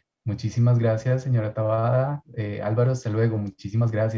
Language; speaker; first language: Spanish; native; Spanish